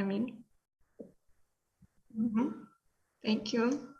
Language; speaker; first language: English; non-native, learner; Russian